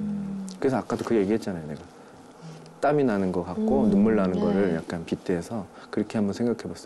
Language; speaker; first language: Korean; native; Korean